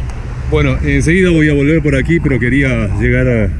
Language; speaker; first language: Spanish; native; Spanish